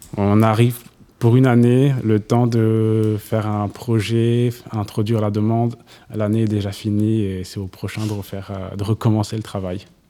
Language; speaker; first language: French; non-native, local second language; Kinyarwanda